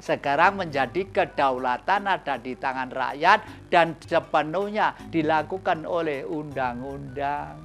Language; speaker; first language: Indonesian; native; Indonesian